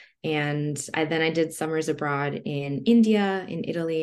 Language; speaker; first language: English; early bilingual, other home language; Spanish